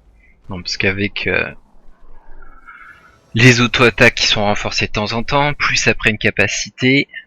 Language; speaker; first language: French; native; French